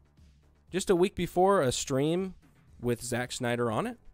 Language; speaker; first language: English; native; English